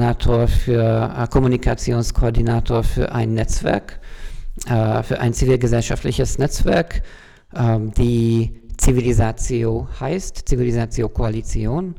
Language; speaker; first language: German; non-native, fluent; Hungarian